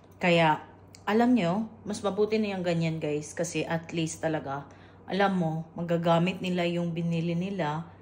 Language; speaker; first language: Filipino; native; Filipino